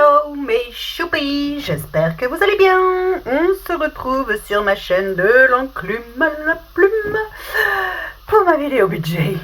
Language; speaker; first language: French; native; French